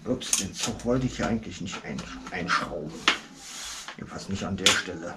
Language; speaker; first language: German; native; German